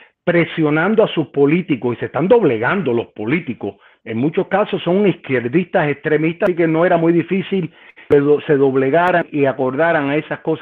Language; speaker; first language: Spanish; native; Spanish